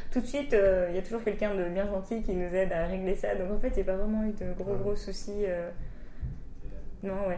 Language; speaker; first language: French; native; French